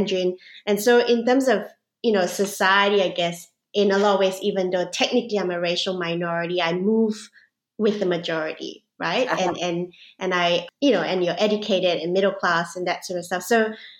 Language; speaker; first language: English; native; English